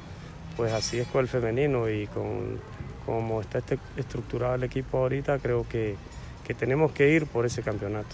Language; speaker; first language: Spanish; native; Spanish